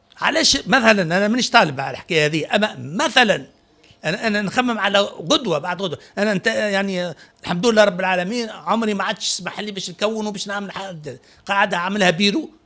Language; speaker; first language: Arabic; native; Arabic